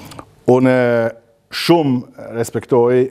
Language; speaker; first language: Albanian; non-native, learner; German